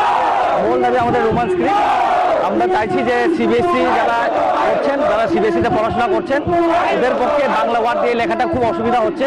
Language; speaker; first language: Bangla; non-native, local second language; Kok Borok